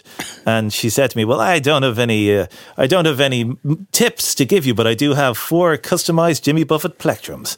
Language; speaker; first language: English; native; English